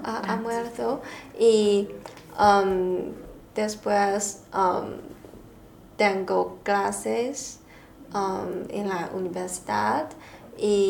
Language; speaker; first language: Spanish; non-native, learner; Chinese